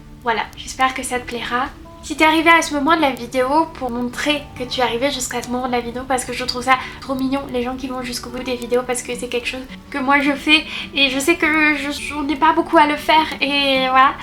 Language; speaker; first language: French; native; French